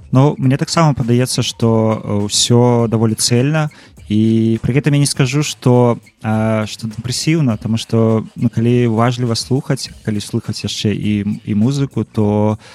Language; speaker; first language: Belarusian; native; Belarusian